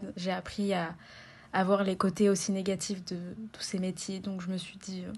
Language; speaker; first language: French; native; French